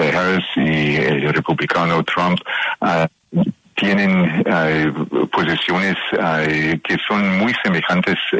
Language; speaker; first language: Spanish; non-native, learner; English